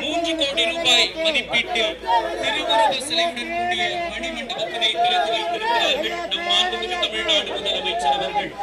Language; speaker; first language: Tamil; native; Tamil